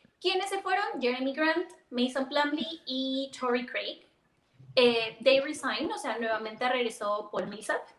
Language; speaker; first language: Spanish; native; Spanish